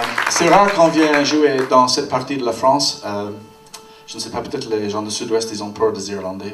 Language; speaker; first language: French; non-native, fluent; English